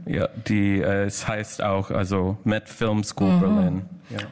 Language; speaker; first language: German; non-native, learner; English